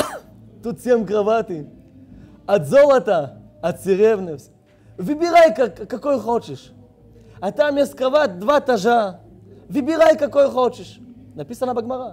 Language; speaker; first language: Russian; non-native, learner; Hebrew